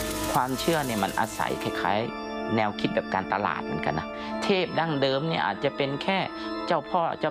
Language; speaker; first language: Thai; native; Thai